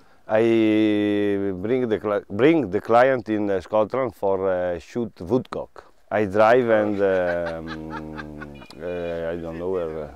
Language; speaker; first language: English; non-native, learner; Italian